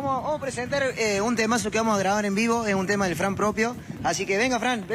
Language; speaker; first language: Spanish; native; Spanish